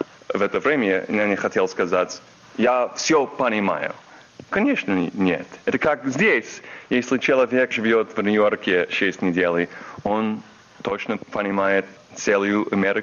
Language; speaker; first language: Russian; non-native, learner; English